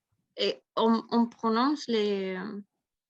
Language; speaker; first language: French; non-native, learner; Spanish